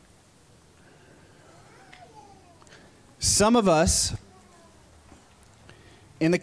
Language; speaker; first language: English; native; English